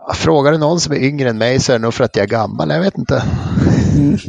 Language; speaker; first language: Swedish; native; Swedish